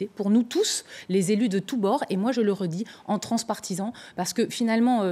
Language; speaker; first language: French; native; French